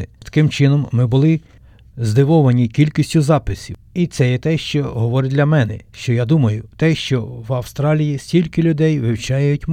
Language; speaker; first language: Ukrainian; native; Ukrainian